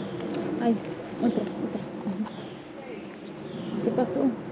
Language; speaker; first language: Spanish; early bilingual, other home language; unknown